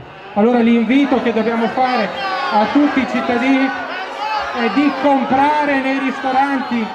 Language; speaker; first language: Italian; native; Italian